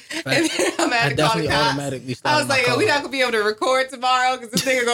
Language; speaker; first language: English; native; English